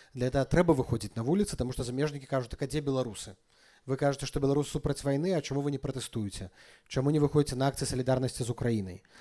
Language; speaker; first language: Belarusian; native; Belarusian